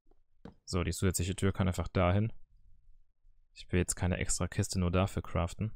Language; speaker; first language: German; native; German